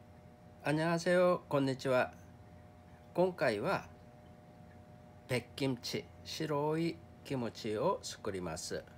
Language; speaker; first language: Japanese; non-native, fluent; Korean